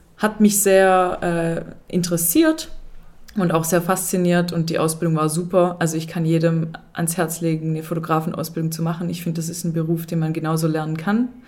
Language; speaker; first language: German; native; German